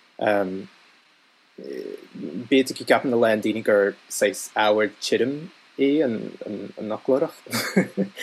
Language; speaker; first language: Irish; non-native, fluent; English